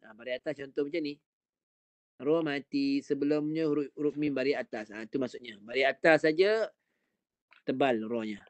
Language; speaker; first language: Malay; native; Malay